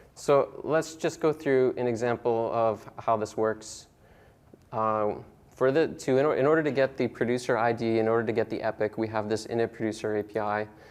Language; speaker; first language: English; native; English